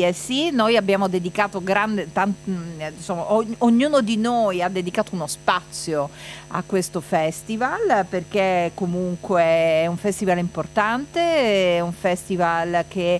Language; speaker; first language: Italian; native; Italian